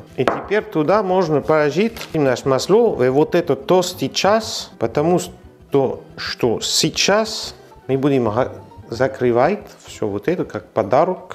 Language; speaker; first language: Russian; non-native, learner; French